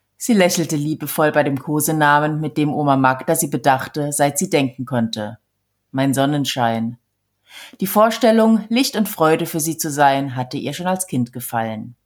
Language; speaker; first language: German; native; German